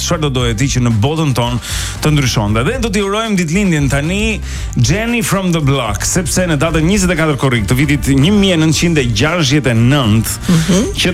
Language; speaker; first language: Albanian; native; Albanian